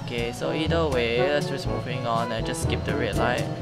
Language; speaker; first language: English; non-native, local second language; Korean